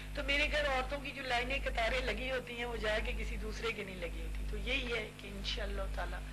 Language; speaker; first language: Urdu; non-native, local second language; Saraiki